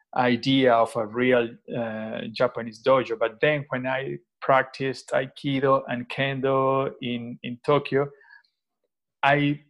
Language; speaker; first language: English; non-native, fluent; Spanish